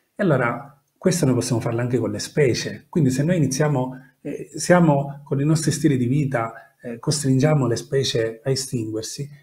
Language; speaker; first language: Italian; native; Italian